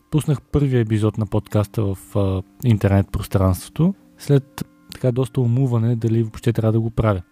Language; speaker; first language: Bulgarian; native; Bulgarian